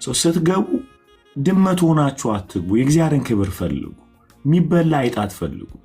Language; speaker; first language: Amharic; non-native, local second language; Somali